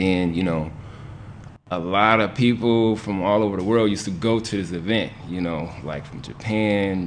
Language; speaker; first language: English; native; English